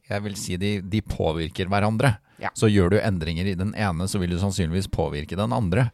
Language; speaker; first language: Norwegian; native; Norwegian